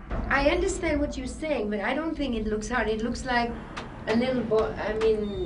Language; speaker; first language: English; non-native, fluent; French